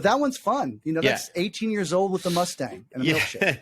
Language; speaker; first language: English; native; English